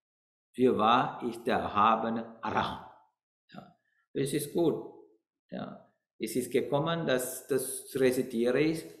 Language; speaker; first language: German; non-native, learner; Sinhala